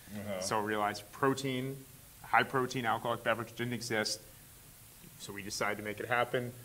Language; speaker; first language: English; native; English